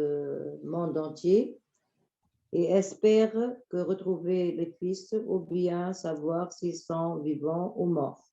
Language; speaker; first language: French; non-native, local second language; Arabic